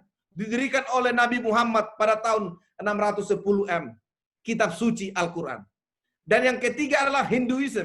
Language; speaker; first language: Indonesian; native; Indonesian